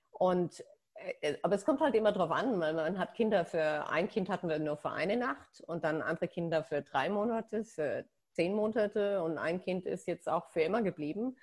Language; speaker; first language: German; native; German